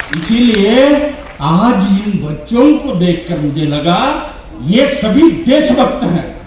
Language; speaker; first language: Hindi; non-native, local second language; Konkani